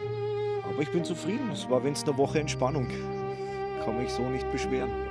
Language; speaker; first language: German; native; German